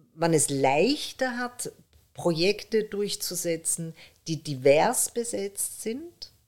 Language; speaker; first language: German; early bilingual, other home language; Persian